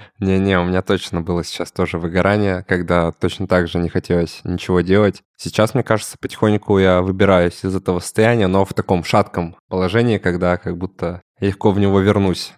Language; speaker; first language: Russian; native; Russian